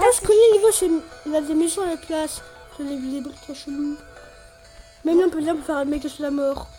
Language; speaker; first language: French; native; French